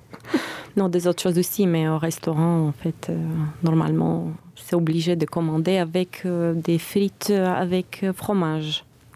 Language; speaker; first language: French; non-native, fluent; Bulgarian